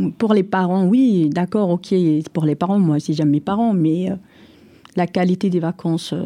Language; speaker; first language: French; non-native, local second language; Arabic